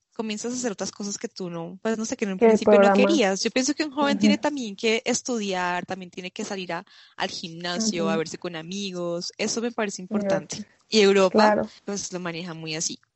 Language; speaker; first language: Spanish; native; Spanish